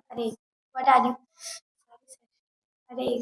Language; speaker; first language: English; non-native, learner; Hindi